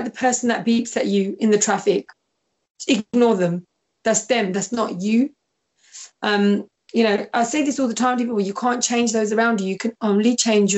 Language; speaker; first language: English; native; English